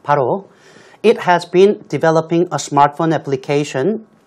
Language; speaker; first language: English; non-native, fluent; Korean